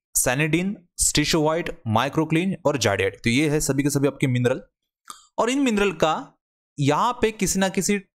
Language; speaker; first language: Hindi; non-native, local second language; Marathi